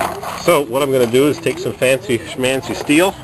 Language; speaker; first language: English; native; English